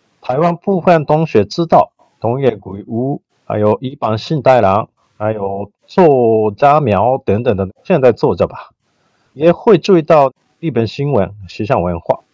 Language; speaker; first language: Chinese; non-native, fluent; Japanese